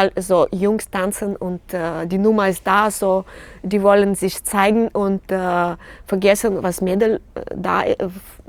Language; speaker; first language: German; non-native, learner; Russian